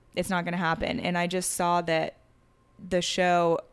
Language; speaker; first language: English; early bilingual, other home language; French